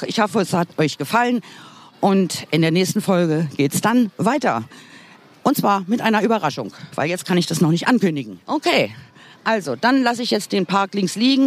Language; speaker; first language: German; native; German